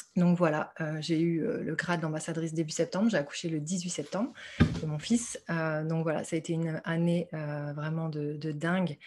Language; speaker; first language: French; native; French